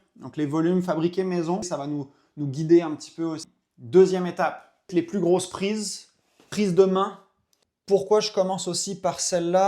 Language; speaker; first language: French; native; French